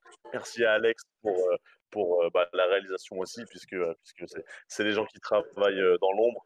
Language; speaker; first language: French; native; French